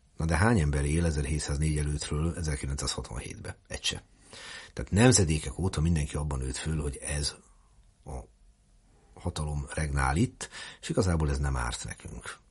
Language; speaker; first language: Hungarian; native; Hungarian